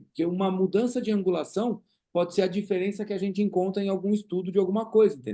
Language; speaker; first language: Portuguese; native; Portuguese